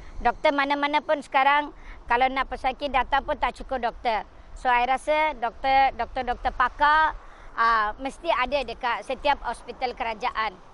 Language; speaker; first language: Malay; non-native, local second language; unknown